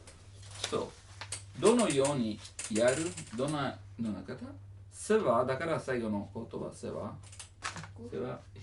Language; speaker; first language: Japanese; non-native, learner; Italian